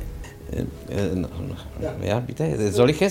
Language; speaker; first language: German; non-native, fluent; Czech